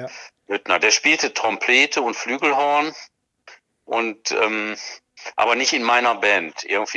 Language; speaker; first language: German; native; German